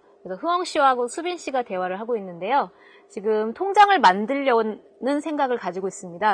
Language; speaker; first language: Korean; native; Korean